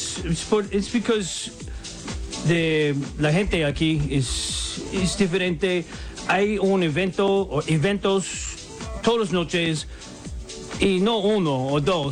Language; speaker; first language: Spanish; non-native, learner; English